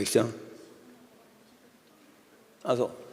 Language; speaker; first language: French; non-native, learner; Japanese